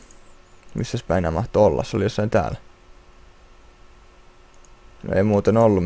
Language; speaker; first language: Finnish; native; Finnish